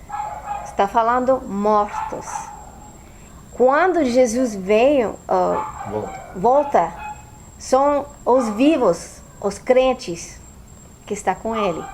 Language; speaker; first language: Portuguese; non-native, fluent; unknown